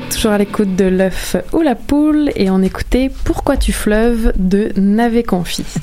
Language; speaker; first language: French; native; French